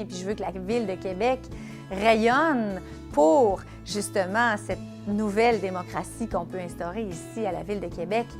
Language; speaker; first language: French; native; French